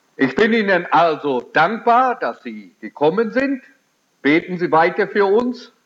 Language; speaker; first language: German; early bilingual, heritage; German